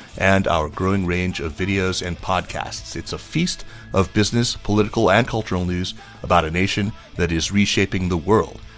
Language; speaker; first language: English; native; English